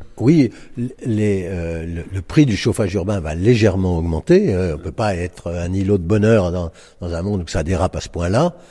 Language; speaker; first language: French; native; French